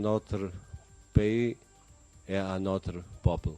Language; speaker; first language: French; non-native, learner; Bosnian